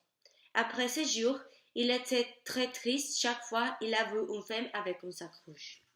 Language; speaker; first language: French; non-native, learner; Spanish